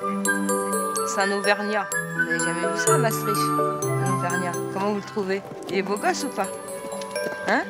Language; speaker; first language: French; native; French